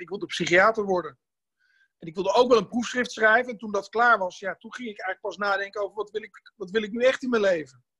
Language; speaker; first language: Dutch; native; Dutch